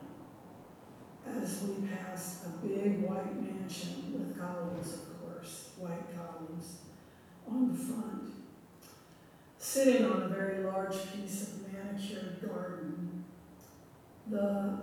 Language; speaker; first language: English; native; English